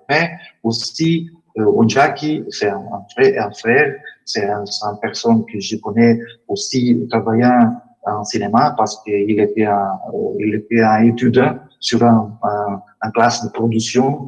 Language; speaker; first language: French; non-native, learner; Portuguese